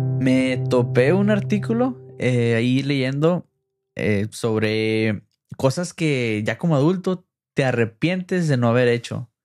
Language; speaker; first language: Spanish; early bilingual, heritage; English